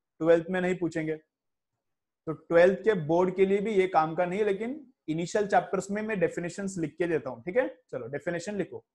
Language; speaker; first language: Hindi; non-native, local second language; Marathi